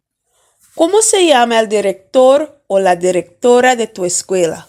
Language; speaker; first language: Spanish; non-native, fluent; English